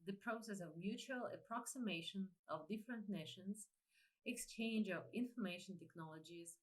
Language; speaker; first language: English; non-native, fluent; Ukrainian